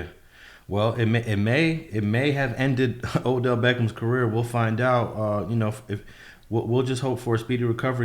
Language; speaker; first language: English; native; English